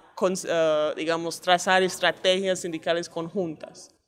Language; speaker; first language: Spanish; non-native, fluent; English